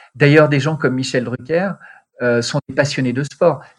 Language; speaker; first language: French; native; French